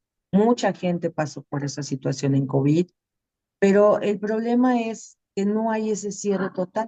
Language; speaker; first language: Spanish; native; Spanish